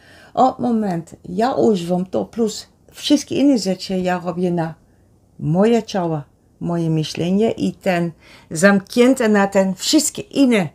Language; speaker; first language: Polish; non-native, learner; Dutch